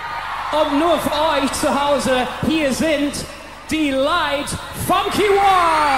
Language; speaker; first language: German; native; German